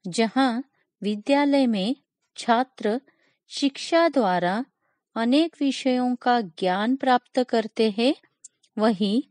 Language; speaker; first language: Hindi; non-native, local second language; Kannada